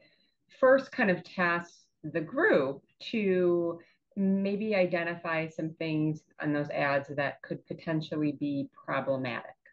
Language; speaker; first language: English; native; English